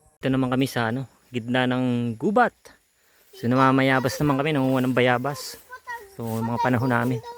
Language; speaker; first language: Filipino; native; Filipino